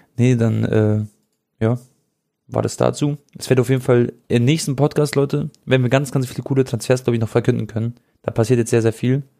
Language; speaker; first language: German; early bilingual, other home language; Croatian